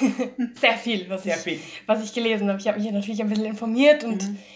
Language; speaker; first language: German; early bilingual, heritage; German